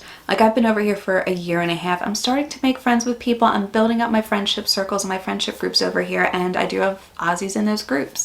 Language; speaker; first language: English; native; English